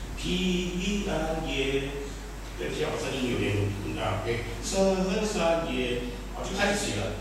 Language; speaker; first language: Chinese; native; Chinese